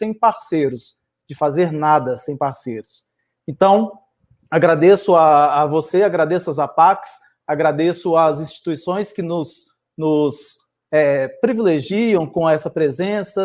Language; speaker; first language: Portuguese; native; Portuguese